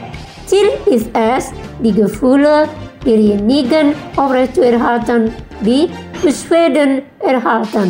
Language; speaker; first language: German; non-native, fluent; Indonesian